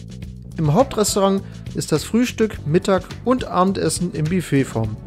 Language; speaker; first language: German; native; German